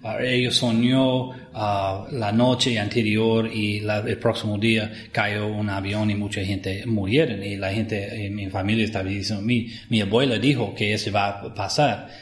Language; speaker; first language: Spanish; non-native, fluent; English